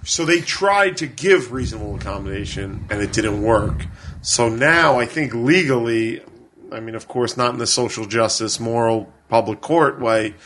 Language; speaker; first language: English; native; English